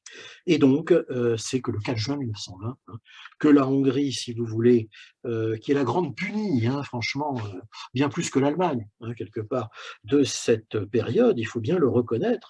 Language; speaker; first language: French; native; French